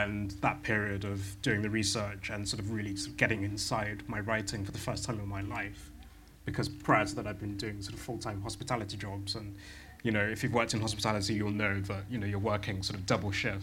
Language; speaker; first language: English; native; English